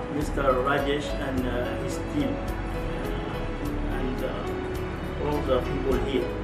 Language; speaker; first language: English; non-native, learner; Arabic